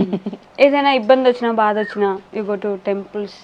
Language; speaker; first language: Telugu; native; Telugu